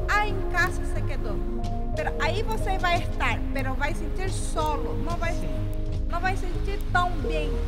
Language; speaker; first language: Spanish; non-native, learner; Portuguese